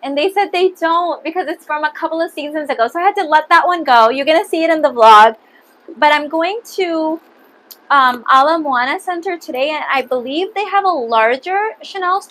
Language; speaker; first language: English; early bilingual, other home language; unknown